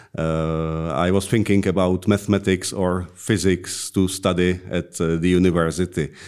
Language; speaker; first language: English; non-native, fluent; Czech